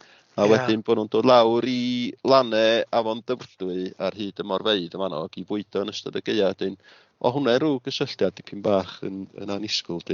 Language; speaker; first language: Welsh; native; Welsh